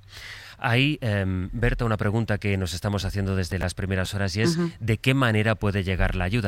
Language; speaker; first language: Spanish; native; Spanish